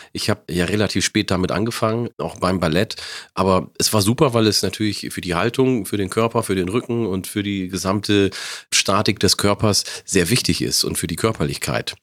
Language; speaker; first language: German; early bilingual, other home language; Oromo